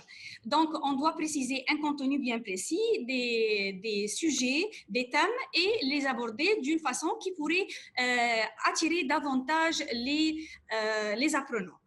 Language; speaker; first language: French; non-native, fluent; Arabic